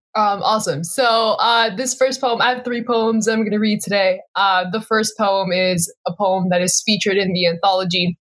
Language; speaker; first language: English; native; English